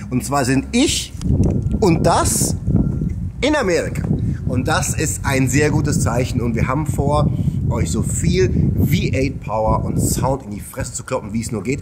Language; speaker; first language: German; native; German